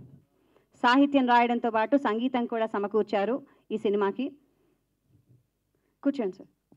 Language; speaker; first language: Telugu; native; Telugu